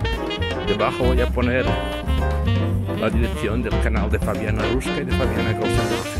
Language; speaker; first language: Spanish; non-native, fluent; Portuguese